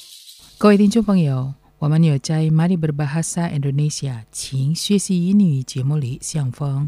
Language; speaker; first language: Chinese; non-native, fluent; Indonesian